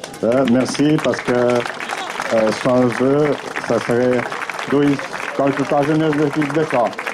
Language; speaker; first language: French; non-native, learner; Catalan